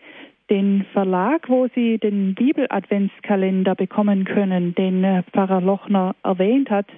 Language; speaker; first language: German; native; German